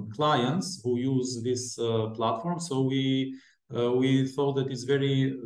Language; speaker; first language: English; non-native, fluent; Albanian